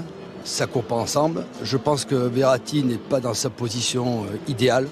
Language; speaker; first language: French; native; French